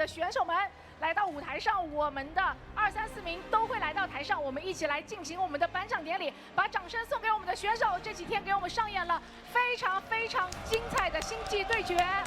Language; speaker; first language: Chinese; native; Chinese